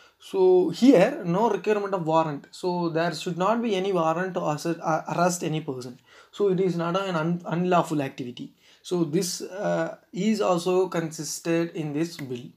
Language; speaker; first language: English; non-native, local second language; Tamil